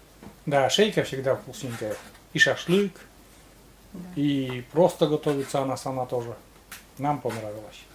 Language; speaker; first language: Russian; native; Russian